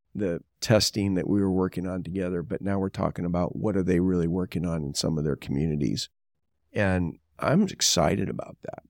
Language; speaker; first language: English; native; English